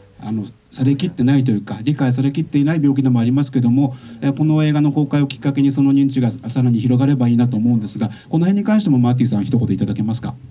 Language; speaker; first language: Japanese; native; Japanese